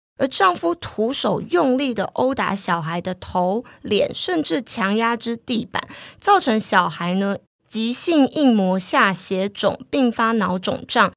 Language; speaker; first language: Chinese; native; Chinese